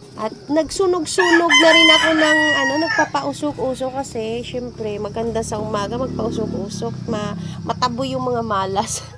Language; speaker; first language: Filipino; non-native, local second language; Cebuano